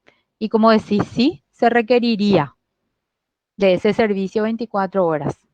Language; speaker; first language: Spanish; native; Spanish